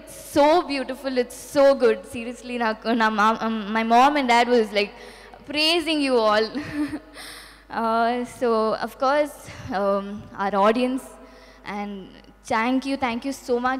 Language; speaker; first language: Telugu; non-native, local second language; Tamil